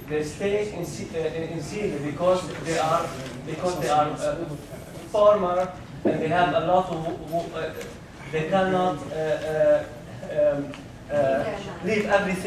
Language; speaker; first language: English; non-native, learner; Arabic